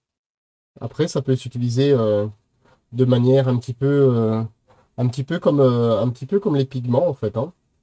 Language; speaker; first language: French; native; French